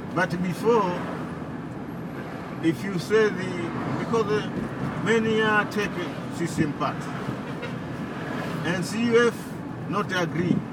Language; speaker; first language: English; non-native, local second language; Swahili